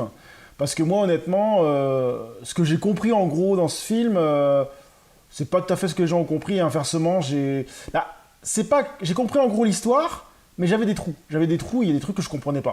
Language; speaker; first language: French; native; French